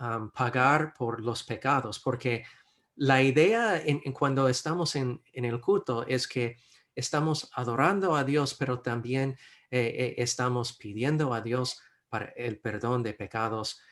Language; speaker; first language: Spanish; non-native, fluent; English